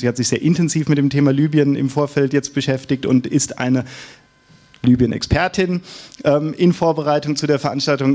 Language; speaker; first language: German; native; German